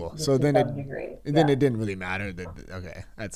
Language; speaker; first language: English; native; English